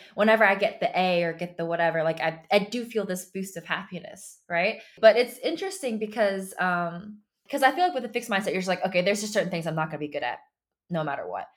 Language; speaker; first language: English; early bilingual, other home language; Chinese